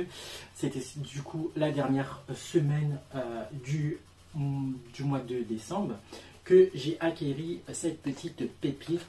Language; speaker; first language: French; native; French